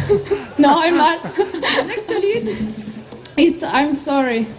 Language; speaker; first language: German; non-native, learner; French